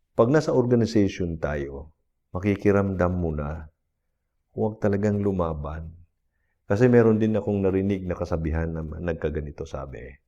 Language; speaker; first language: Filipino; non-native, local second language; Cebuano